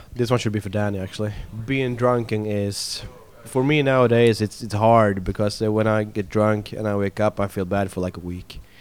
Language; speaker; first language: English; non-native, fluent; Swedish